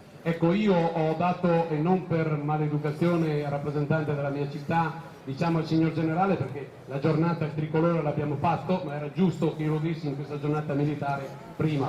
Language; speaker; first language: Italian; native; Italian